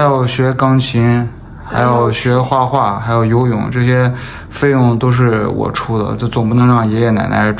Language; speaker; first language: Chinese; native; Chinese